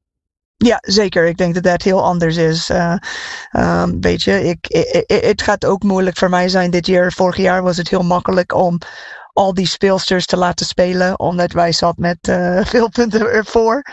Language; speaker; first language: Dutch; non-native, fluent; English